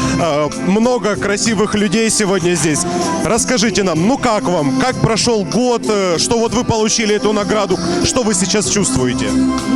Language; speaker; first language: Ukrainian; native; Ukrainian